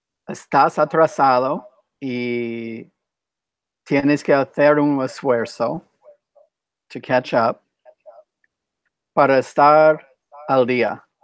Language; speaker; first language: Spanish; non-native, fluent; English